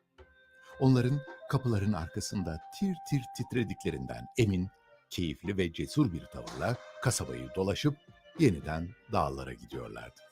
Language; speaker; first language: Turkish; native; Turkish